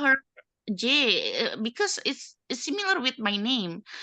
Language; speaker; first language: English; non-native, learner; Indonesian